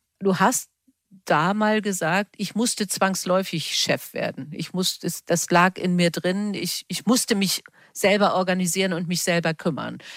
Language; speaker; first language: German; native; German